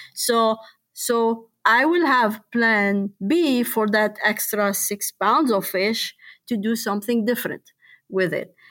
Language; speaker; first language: English; non-native, fluent; Arabic